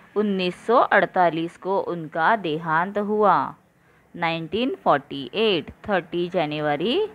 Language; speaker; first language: Hindi; non-native, local second language; Marathi